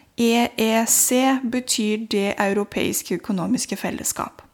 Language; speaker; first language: Norwegian; non-native, fluent; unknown